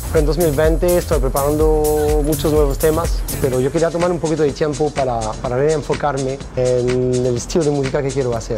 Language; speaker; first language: Spanish; non-native, fluent; French